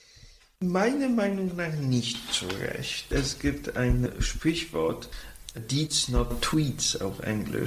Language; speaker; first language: German; non-native, fluent; Polish